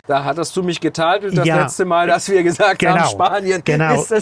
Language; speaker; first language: German; native; German